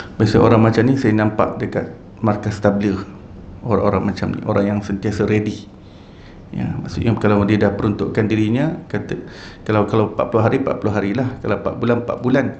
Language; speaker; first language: Malay; native; Malay